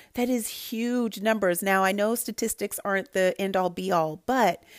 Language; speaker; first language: English; native; English